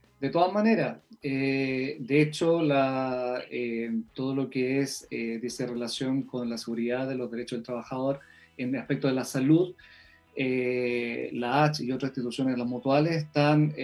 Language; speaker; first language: Spanish; native; Spanish